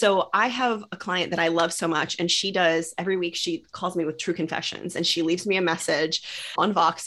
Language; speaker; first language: English; native; English